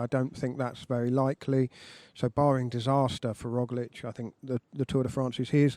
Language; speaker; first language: English; native; English